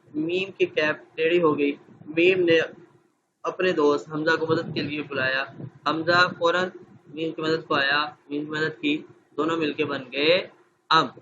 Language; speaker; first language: Urdu; non-native, local second language; Punjabi